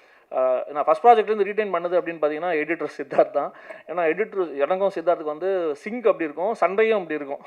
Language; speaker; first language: Tamil; native; Tamil